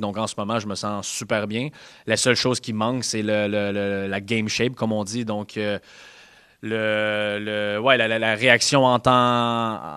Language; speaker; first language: French; native; French